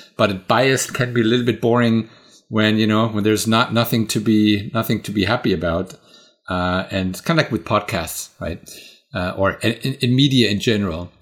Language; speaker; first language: English; non-native, fluent; German